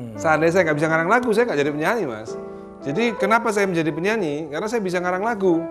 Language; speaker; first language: Indonesian; native; Indonesian